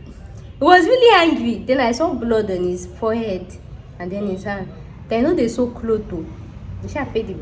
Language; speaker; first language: English; non-native, local second language; Yoruba